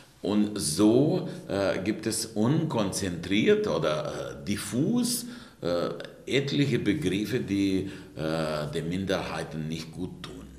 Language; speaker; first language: German; non-native, fluent; Romanian